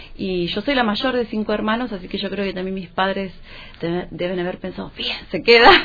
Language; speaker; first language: Spanish; native; Spanish